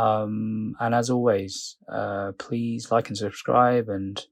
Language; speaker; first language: English; native; English